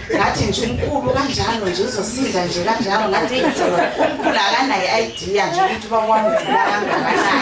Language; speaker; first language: Zulu; native; Zulu